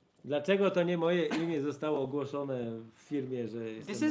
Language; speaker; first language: Polish; native; Polish